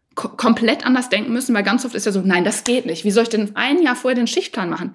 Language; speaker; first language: German; native; German